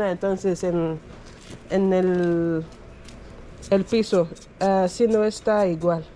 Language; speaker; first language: Spanish; non-native, learner; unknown